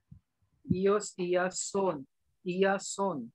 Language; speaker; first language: Spanish; non-native, learner; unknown